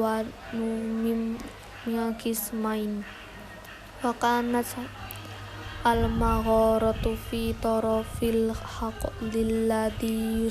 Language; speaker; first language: Arabic; non-native, learner; Indonesian